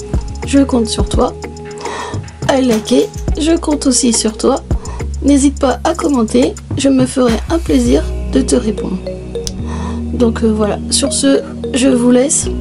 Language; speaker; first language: French; native; French